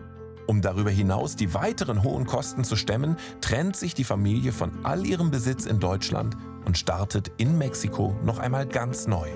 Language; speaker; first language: German; native; German